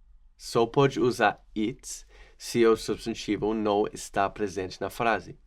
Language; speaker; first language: Portuguese; non-native, fluent; English